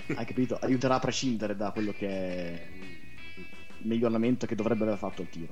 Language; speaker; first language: Italian; native; Italian